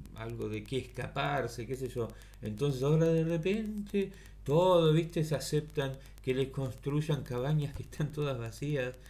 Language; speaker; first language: Spanish; native; Spanish